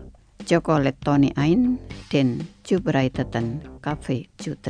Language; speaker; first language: German; non-native, fluent; Indonesian